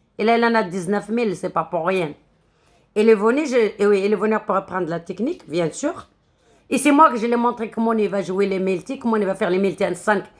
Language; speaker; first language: French; non-native, local second language; Arabic